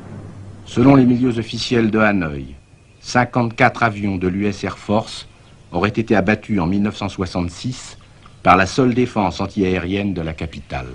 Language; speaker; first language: French; native; French